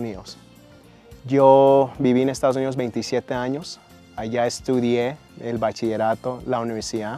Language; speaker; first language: Spanish; early bilingual, heritage; Spanish